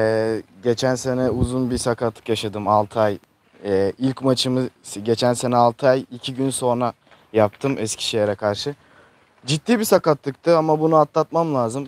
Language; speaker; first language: Turkish; early bilingual, heritage; Turkish